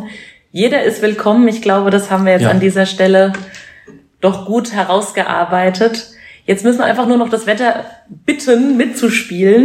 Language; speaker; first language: German; native; German